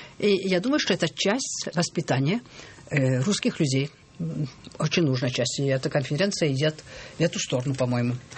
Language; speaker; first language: Russian; early bilingual, heritage; Russian